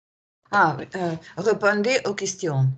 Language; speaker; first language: French; non-native, learner; Russian